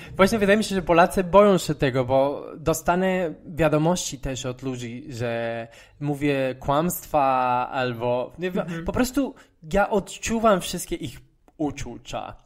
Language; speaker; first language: Polish; non-native, fluent; Spanish